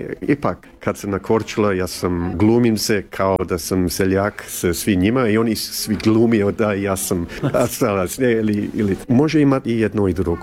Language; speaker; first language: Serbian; early bilingual, heritage; Serbian